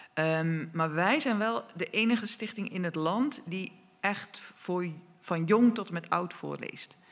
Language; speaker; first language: Dutch; native; Dutch